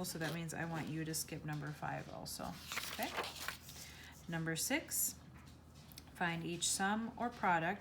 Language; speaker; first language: English; native; English